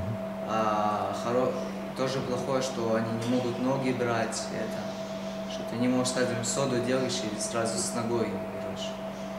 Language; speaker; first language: Russian; early bilingual, heritage; Hebrew